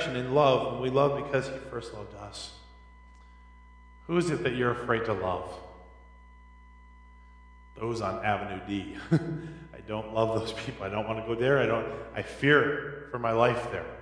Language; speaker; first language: English; native; English